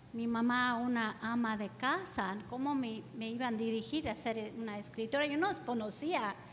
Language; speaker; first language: Spanish; early bilingual, heritage; Spanish